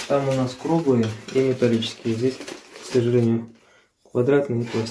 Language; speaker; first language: Russian; native; Russian